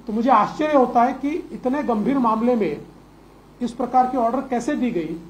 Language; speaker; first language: Hindi; non-native, local second language; Marathi